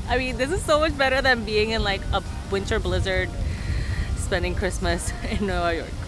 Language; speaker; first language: English; non-native, fluent; Spanish